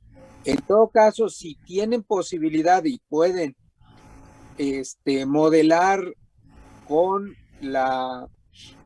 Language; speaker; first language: Spanish; native; Spanish